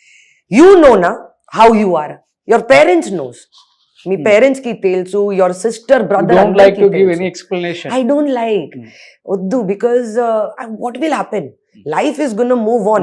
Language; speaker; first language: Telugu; non-native, learner; Hindi